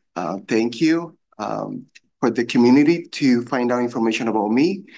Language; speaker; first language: English; non-native, fluent; Spanish